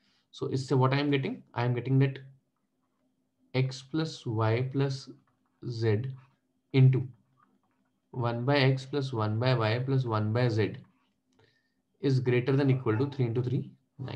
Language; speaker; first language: English; non-native, local second language; Hindi